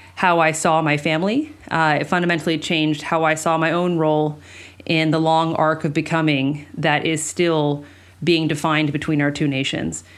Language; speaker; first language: English; early bilingual, other home language; Spanish